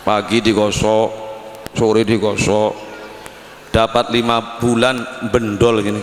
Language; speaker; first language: Indonesian; non-native, local second language; Javanese